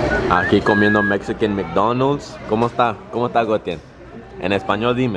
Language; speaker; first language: Spanish; early bilingual, heritage; Spanish